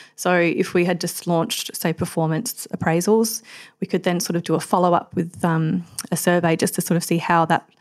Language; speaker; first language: English; native; English